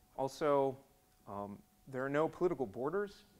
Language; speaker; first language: English; native; English